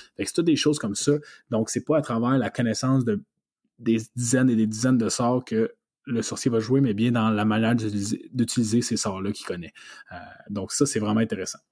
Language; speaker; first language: French; native; French